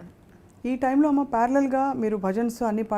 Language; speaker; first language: Telugu; native; Telugu